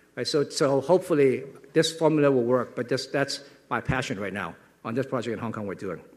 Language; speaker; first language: English; non-native, local second language; Cantonese